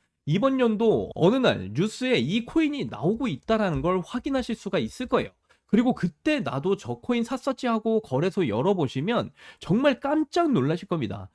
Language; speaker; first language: Korean; native; Korean